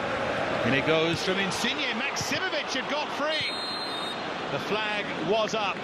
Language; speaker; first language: English; native; English